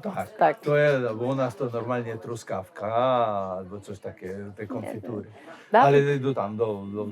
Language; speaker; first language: Polish; non-native, learner; Hebrew